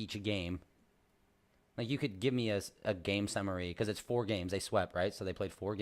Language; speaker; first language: English; native; English